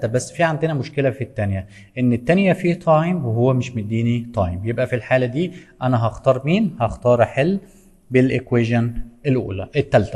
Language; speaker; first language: Arabic; native; Arabic